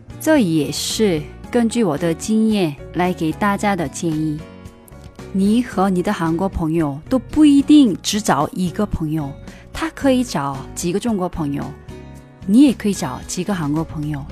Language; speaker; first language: Chinese; non-native, fluent; Korean